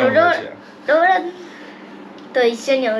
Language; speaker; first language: Japanese; early bilingual, other home language; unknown